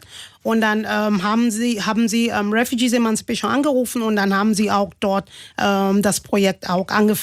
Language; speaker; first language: German; non-native, fluent; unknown